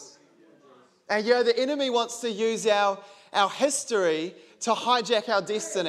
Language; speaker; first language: English; native; English